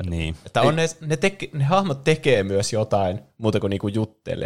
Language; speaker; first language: Finnish; native; Finnish